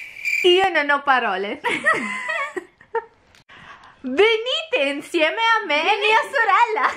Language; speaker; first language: Italian; non-native, fluent; Filipino